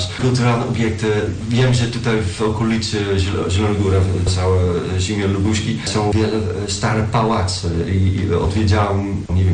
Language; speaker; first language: Polish; non-native, learner; Dutch